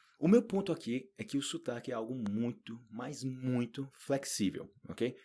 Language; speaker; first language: Portuguese; native; Portuguese